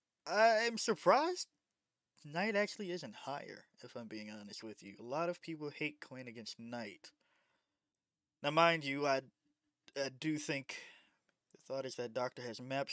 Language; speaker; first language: English; native; English